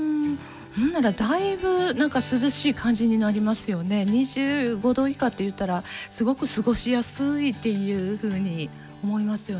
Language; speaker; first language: Japanese; native; Japanese